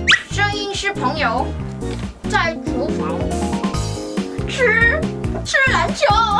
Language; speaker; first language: Chinese; non-native, fluent; Korean